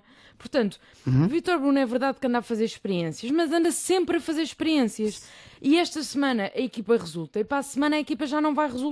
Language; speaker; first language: Portuguese; native; Portuguese